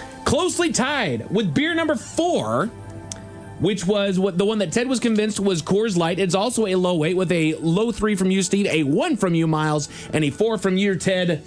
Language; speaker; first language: English; native; English